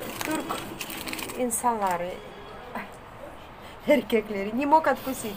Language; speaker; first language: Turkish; non-native, learner; Russian